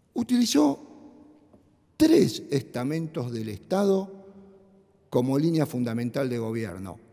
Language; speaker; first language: Spanish; native; Spanish